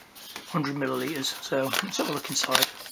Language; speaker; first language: English; native; English